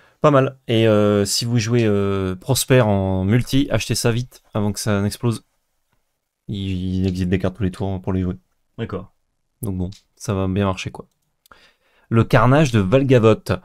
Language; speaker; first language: French; native; French